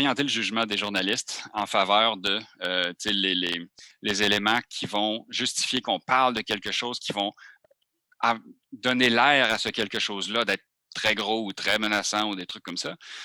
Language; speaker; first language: French; native; French